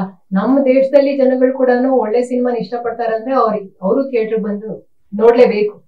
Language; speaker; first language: Kannada; native; Kannada